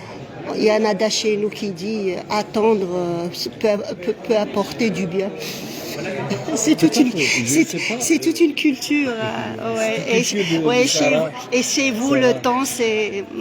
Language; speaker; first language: French; non-native, local second language; Arabic